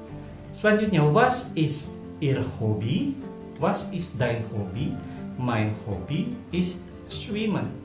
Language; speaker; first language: German; non-native, fluent; Indonesian